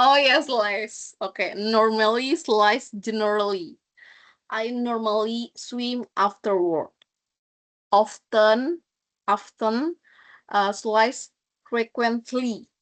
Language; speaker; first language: English; non-native, learner; Indonesian